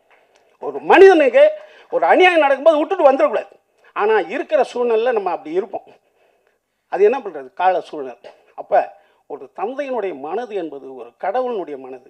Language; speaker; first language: Tamil; native; Tamil